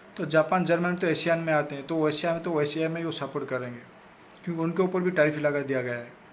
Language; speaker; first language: Hindi; non-native, local second language; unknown